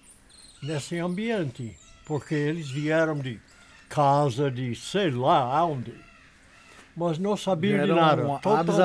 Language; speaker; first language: Portuguese; non-native, learner; English